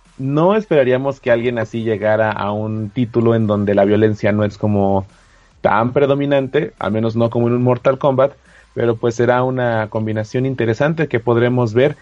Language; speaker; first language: Spanish; native; Spanish